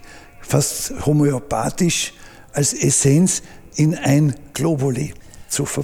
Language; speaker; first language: German; native; German